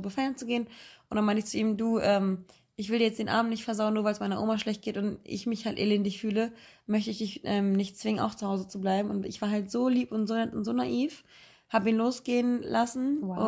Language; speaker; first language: German; native; German